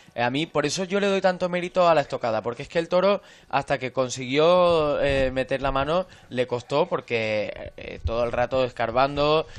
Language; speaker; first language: Spanish; native; Spanish